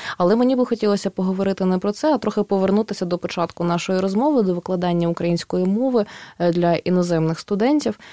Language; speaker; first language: Ukrainian; native; Ukrainian